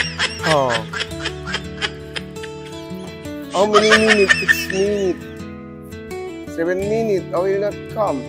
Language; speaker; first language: English; non-native, learner; Filipino